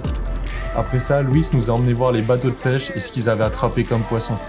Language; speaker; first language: French; native; French